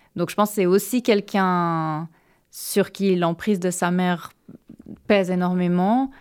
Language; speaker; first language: French; native; French